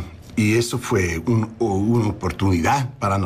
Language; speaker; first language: Spanish; early bilingual, heritage; English